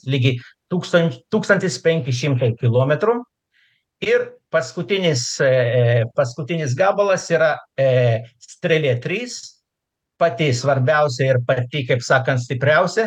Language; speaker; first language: Lithuanian; non-native, local second language; Russian